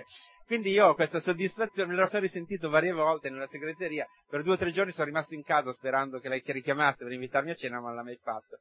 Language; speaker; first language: Italian; native; Italian